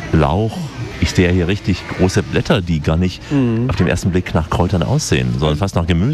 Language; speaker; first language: German; native; German